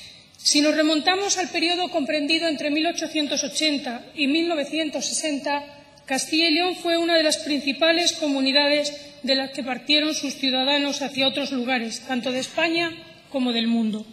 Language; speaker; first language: Spanish; native; Spanish